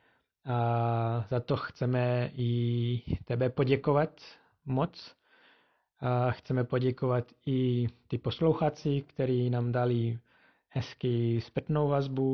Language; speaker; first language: Czech; non-native, fluent; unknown